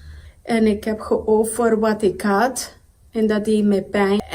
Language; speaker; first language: Dutch; non-native, local second language; Papiamento